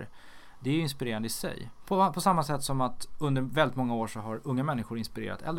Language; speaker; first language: Swedish; native; Swedish